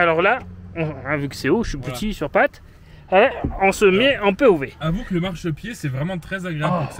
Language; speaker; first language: French; native; French